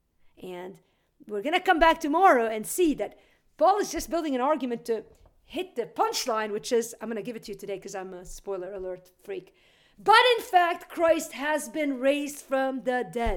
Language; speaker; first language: English; native; English